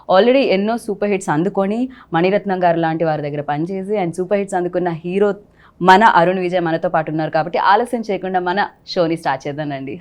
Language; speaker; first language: Telugu; native; Telugu